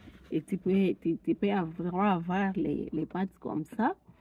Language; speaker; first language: French; non-native, local second language; Swahili